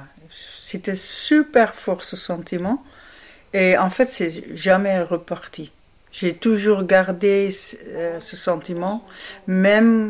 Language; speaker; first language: French; non-native, fluent; Dutch